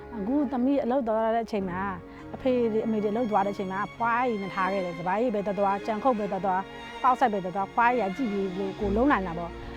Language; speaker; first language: Burmese; native; Burmese